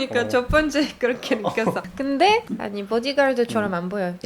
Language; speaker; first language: Korean; non-native, fluent; Arabic